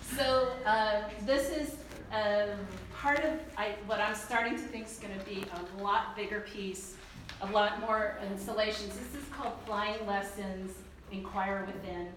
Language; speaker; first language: English; early bilingual, other home language; Chinese